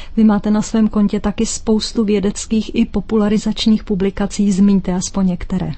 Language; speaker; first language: Czech; native; Czech